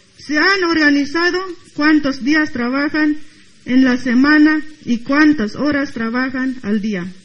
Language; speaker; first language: Spanish; non-native, local second language; Tzotzil